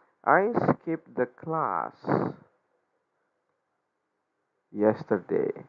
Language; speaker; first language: English; non-native, fluent; Indonesian